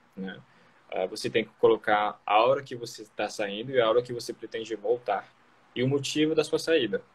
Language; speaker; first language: Portuguese; non-native, fluent; French